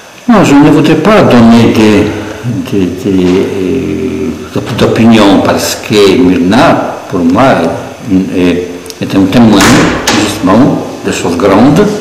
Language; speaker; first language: French; non-native, fluent; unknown